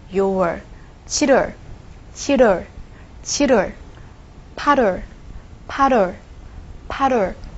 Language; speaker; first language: Korean; non-native, fluent; Chinese